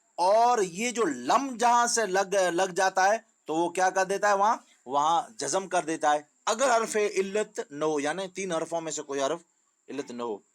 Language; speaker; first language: Urdu; non-native, local second language; Sindhi